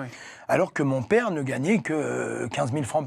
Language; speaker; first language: French; native; French